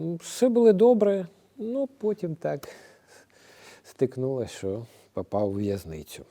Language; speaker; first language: Ukrainian; non-native, local second language; Russian